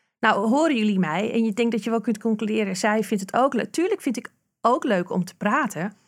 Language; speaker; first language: Dutch; native; Dutch